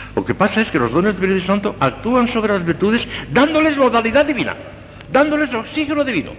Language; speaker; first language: Spanish; native; Spanish